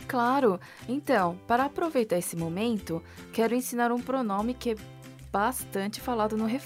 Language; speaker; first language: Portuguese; non-native, fluent; Korean